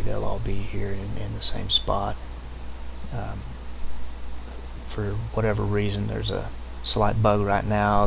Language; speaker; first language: English; native; English